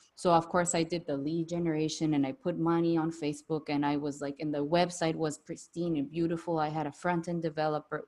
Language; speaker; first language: English; non-native, fluent; Spanish